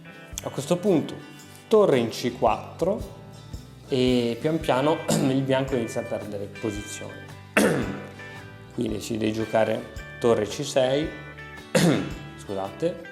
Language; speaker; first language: Italian; native; Italian